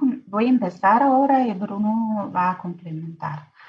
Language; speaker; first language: Spanish; non-native, fluent; Portuguese